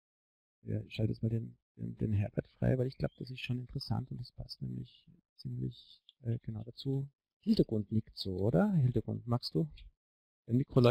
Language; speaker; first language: German; native; German